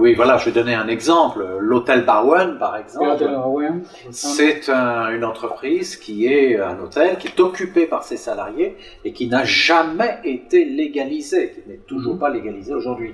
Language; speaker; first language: French; native; French